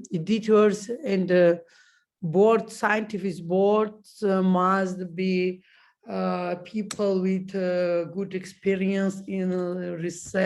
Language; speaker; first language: English; non-native, learner; Georgian